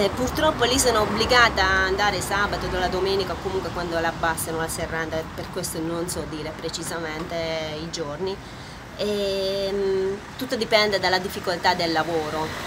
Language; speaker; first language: Italian; non-native, fluent; Hungarian